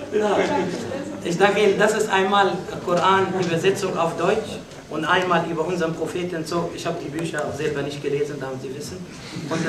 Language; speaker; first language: German; non-native, fluent; Arabic